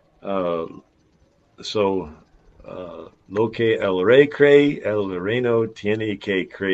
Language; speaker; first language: Spanish; non-native, learner; English